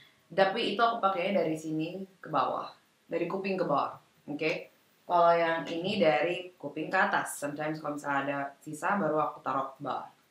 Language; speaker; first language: Indonesian; early bilingual, heritage; Indonesian